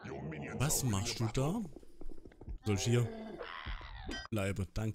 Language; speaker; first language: German; native; German